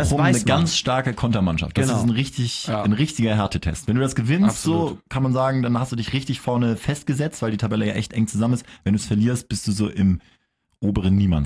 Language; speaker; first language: German; native; German